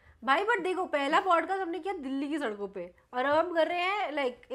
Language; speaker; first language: Hindi; native; Hindi